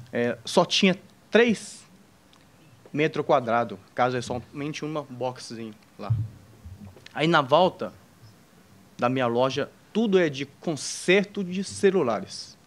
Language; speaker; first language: Portuguese; non-native, fluent; Chinese